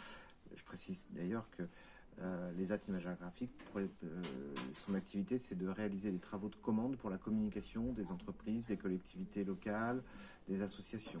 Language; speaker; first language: French; native; French